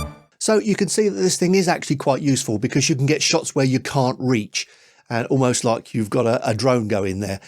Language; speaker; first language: English; native; English